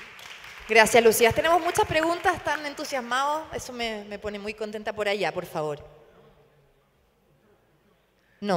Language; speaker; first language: Spanish; native; Spanish